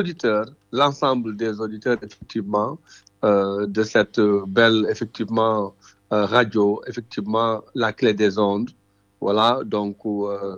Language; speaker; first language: French; non-native, local second language; Wolof